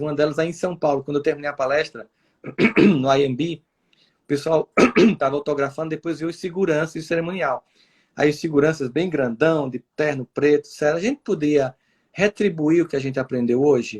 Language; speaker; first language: Portuguese; native; Portuguese